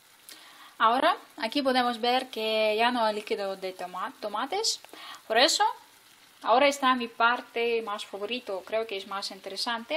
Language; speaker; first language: Spanish; non-native, fluent; Ukrainian